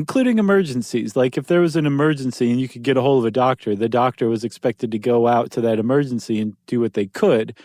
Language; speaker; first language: English; native; English